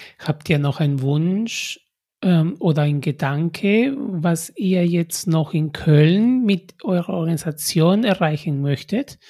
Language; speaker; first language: German; non-native, fluent; Spanish